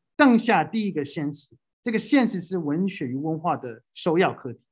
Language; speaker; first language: Chinese; non-native, fluent; English